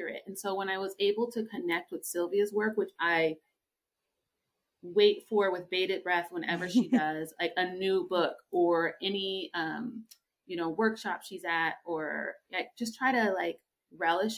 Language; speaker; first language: English; native; English